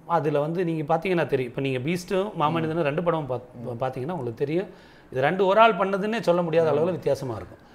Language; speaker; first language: Tamil; non-native, local second language; Malayalam